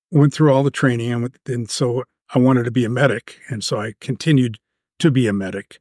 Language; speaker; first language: English; native; English